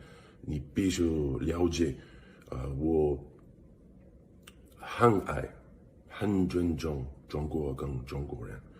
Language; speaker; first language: Chinese; non-native, learner; English